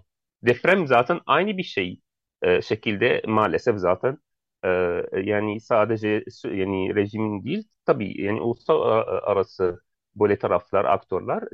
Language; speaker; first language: Turkish; non-native, fluent; Arabic